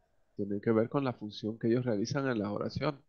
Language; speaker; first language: Spanish; native; Spanish